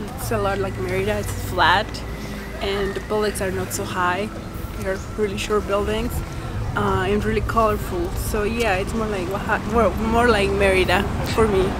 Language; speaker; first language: English; non-native, fluent; Spanish